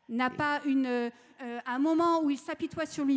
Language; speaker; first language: French; native; French